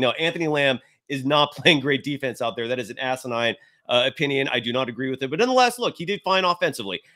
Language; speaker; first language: English; native; English